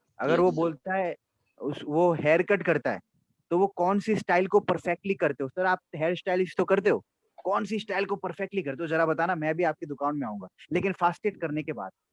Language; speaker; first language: Hindi; non-native, local second language; Assamese